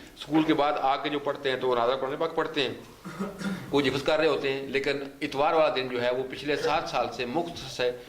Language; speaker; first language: Urdu; native; Urdu